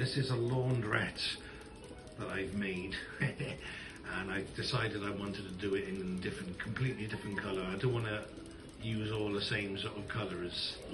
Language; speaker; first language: English; native; English